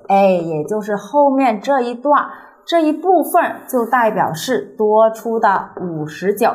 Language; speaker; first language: Chinese; native; Chinese